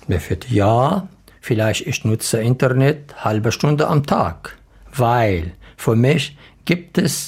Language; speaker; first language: German; non-native, learner; Arabic